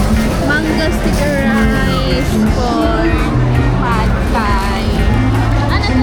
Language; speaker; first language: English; non-native, local second language; Filipino